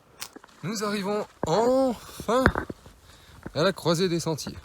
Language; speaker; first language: French; native; French